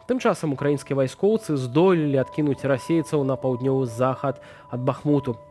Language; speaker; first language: Belarusian; native; Belarusian